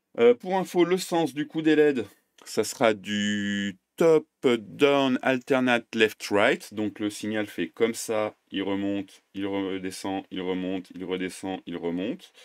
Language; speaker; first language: French; native; French